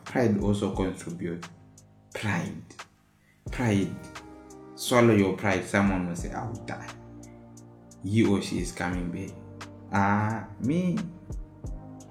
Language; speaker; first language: English; non-native, local second language; Shona